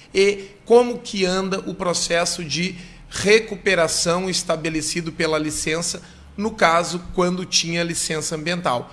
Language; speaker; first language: Portuguese; native; Portuguese